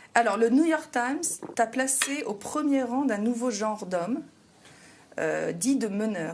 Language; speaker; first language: French; native; French